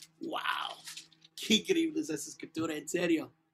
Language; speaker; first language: Spanish; non-native, learner; English